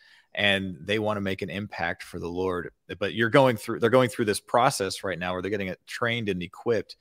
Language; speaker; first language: English; native; English